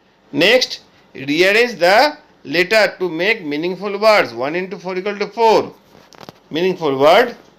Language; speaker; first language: English; non-native, local second language; Bangla